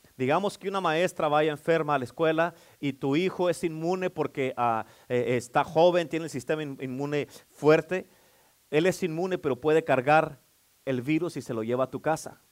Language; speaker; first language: Spanish; native; Spanish